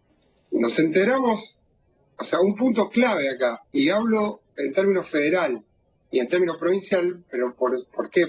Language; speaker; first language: Spanish; native; Spanish